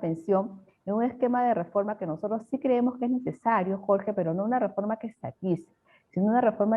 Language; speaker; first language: Spanish; native; Spanish